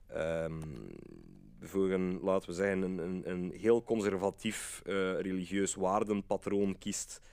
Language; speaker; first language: Dutch; native; Dutch